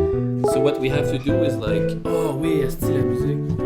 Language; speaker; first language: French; native; French